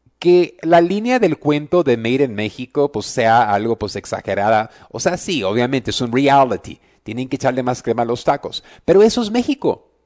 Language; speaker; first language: Spanish; early bilingual, heritage; Spanish